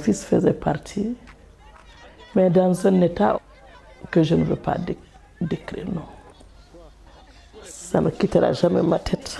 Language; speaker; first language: French; non-native, local second language; Fula